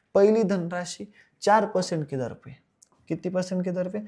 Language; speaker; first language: Hindi; non-native, local second language; Marathi